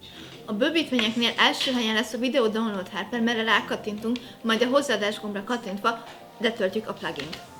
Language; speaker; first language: Hungarian; native; Hungarian